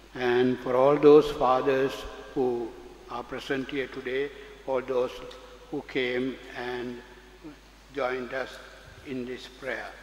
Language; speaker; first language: English; non-native, local second language; Sinhala